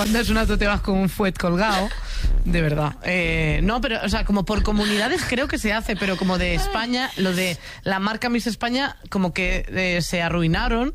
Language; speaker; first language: Spanish; native; Spanish